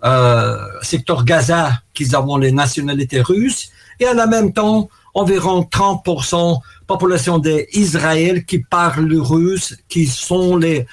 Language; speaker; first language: French; non-native, learner; Russian